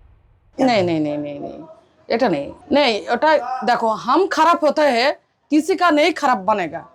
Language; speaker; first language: Hindi; non-native, local second language; Bangla